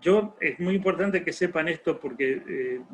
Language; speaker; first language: Spanish; native; Spanish